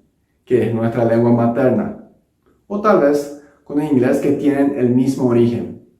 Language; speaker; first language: Spanish; non-native, local second language; Japanese